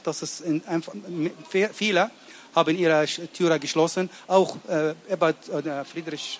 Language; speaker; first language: German; non-native, learner; Arabic